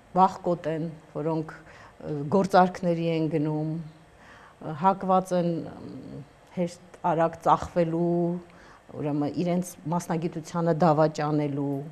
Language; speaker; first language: Armenian; native; Armenian